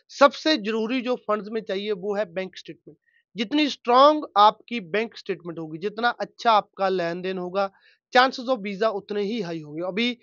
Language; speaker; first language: Hindi; non-native, local second language; Punjabi